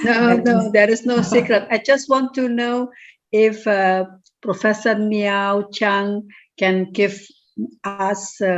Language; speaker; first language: English; non-native, fluent; Indonesian